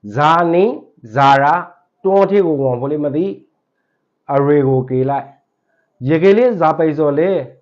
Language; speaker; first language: Burmese; native; Burmese